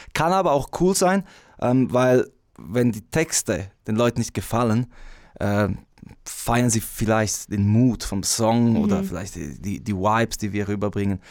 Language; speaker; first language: German; non-native, local second language; Romansh